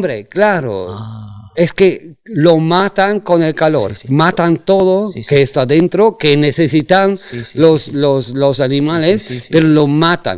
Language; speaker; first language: Spanish; non-native, fluent; German